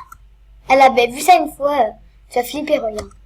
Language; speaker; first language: French; native; French